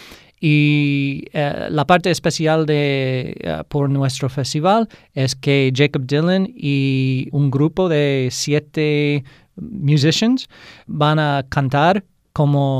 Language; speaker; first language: Spanish; non-native, fluent; English